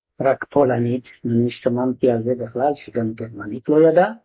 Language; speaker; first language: Hebrew; non-native, fluent; Hungarian